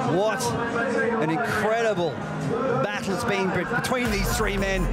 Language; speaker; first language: English; native; English